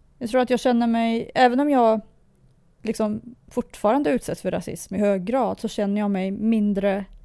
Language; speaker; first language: Swedish; early bilingual, other home language; Persian